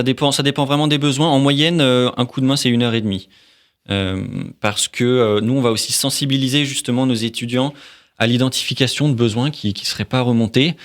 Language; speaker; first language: French; native; French